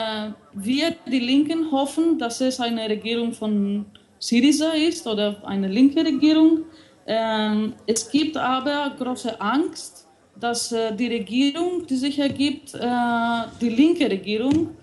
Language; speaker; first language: German; non-native, fluent; Greek